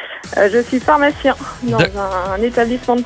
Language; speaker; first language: French; native; French